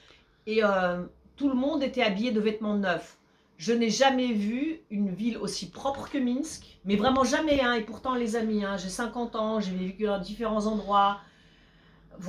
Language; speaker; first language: French; early bilingual, other home language; Polish